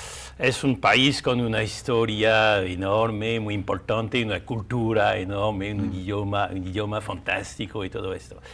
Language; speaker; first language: Spanish; non-native, fluent; French